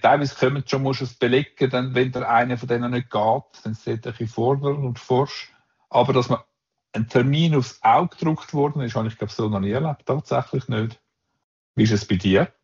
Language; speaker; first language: German; native; German